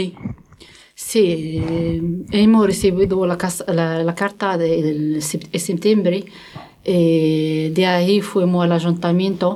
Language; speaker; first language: Spanish; non-native, learner; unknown